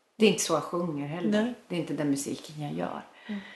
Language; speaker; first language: Swedish; native; Swedish